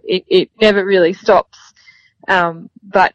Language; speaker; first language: English; native; English